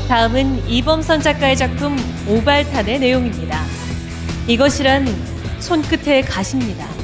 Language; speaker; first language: Korean; native; Korean